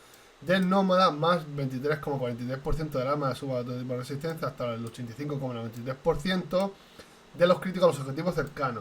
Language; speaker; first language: Spanish; native; Spanish